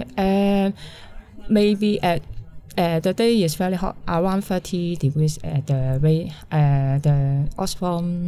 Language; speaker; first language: English; non-native, learner; Cantonese